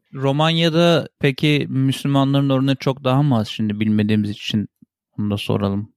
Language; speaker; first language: Turkish; native; Turkish